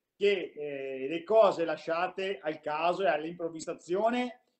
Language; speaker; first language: Italian; native; Italian